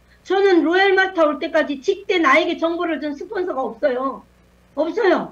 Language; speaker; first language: Korean; native; Korean